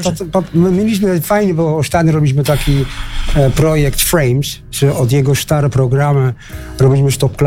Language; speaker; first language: Polish; non-native, learner; Dutch